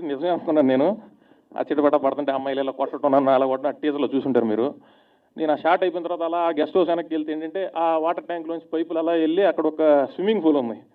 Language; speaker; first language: Telugu; native; Telugu